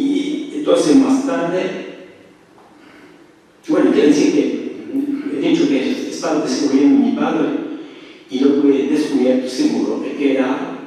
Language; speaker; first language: Spanish; early bilingual, heritage; French